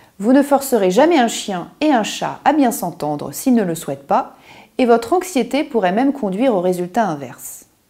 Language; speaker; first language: French; native; French